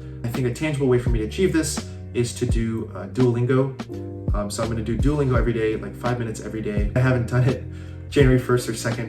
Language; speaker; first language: English; early bilingual, other home language; Chinese